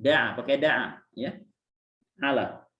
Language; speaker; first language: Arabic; non-native, fluent; Indonesian